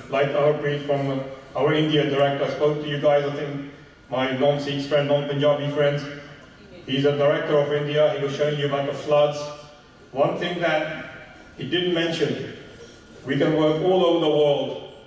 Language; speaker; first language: English; early bilingual, other home language; Punjabi